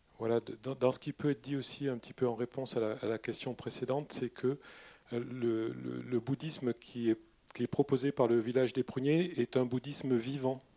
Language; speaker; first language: French; native; French